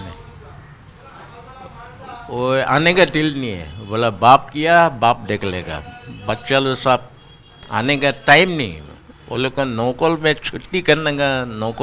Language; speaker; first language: Hindi; non-native, local second language; Chinese